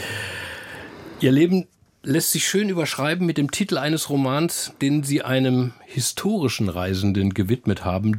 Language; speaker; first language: German; native; German